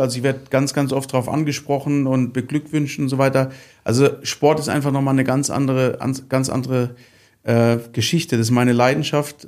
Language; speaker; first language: German; native; German